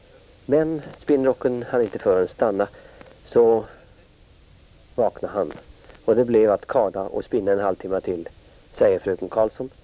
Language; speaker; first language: Swedish; native; Swedish